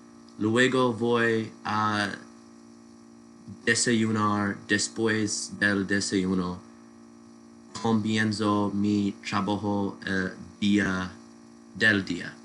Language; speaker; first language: Spanish; non-native, learner; English